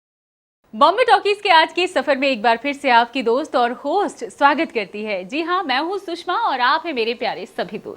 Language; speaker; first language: Hindi; native; Hindi